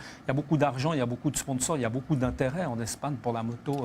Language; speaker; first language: French; native; French